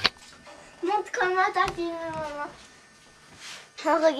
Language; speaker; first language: French; native; French